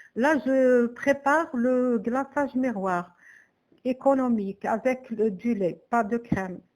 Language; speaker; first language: French; non-native, local second language; Arabic